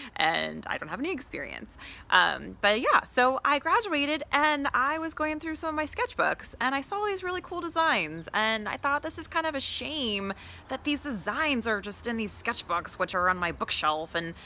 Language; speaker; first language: English; native; English